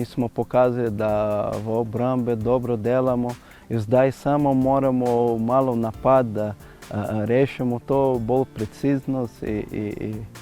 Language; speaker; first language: Slovenian; non-native, fluent; Portuguese